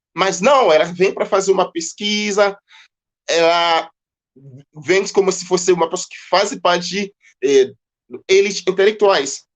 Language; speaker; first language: Portuguese; non-native, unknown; Haitian Creole